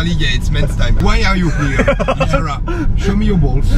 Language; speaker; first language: English; non-native, learner; French